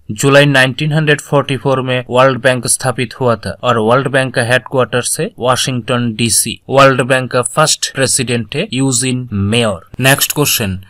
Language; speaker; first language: Hindi; non-native, local second language; Bangla